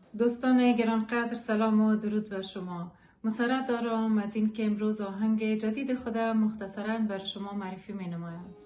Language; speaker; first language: Persian; native; Persian